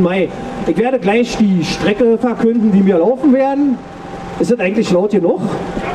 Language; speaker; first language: German; native; German